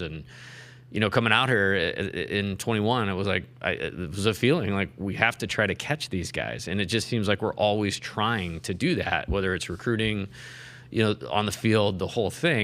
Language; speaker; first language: English; native; English